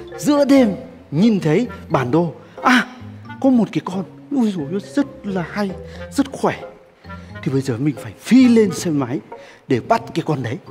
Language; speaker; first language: Vietnamese; non-native, fluent; Turkish